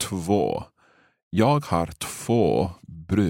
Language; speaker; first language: Swedish; non-native, learner; English